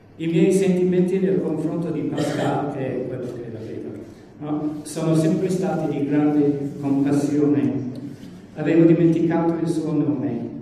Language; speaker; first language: Italian; non-native, fluent; English